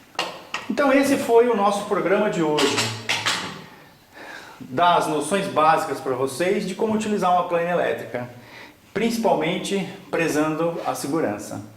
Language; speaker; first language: Portuguese; native; Portuguese